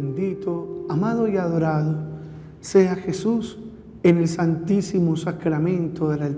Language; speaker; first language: Spanish; native; Spanish